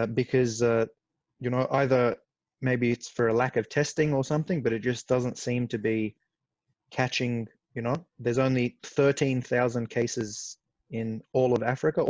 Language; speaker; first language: English; non-native, fluent; Arabic